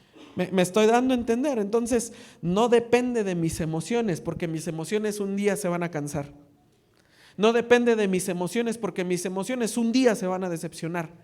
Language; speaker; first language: Spanish; native; Spanish